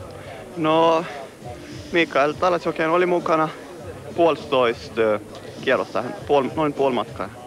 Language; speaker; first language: Finnish; non-native, local second language; Swedish